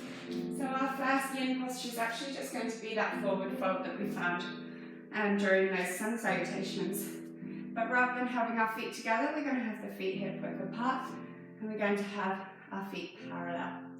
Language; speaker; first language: English; native; English